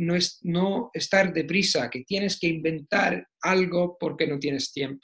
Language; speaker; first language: Spanish; non-native, fluent; Italian